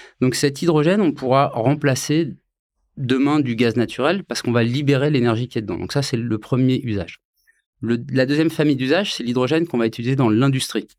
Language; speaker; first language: French; native; French